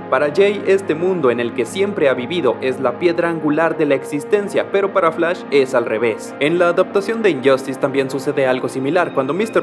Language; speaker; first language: Spanish; native; Spanish